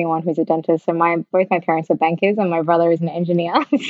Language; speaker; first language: English; non-native, local second language; Sinhala